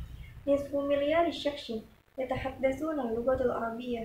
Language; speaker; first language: Arabic; non-native, learner; Indonesian